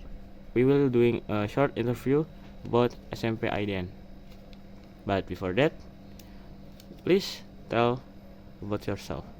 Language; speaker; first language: English; non-native, local second language; Indonesian